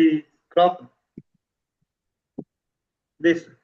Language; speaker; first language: English; non-native, learner; Vietnamese